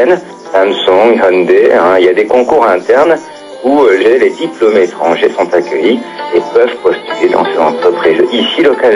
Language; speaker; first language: French; native; French